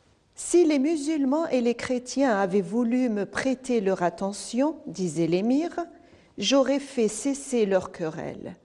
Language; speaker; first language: French; non-native, local second language; Arabic